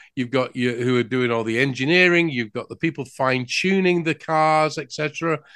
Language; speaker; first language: English; native; English